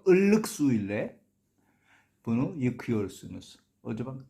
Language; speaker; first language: Turkish; non-native, learner; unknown